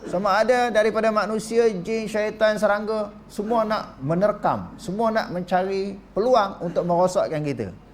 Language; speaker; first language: Malay; native; Malay